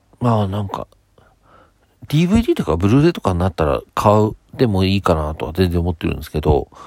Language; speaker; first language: Japanese; native; Japanese